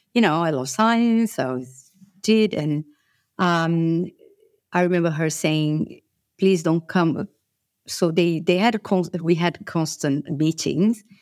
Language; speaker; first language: English; non-native, fluent; Portuguese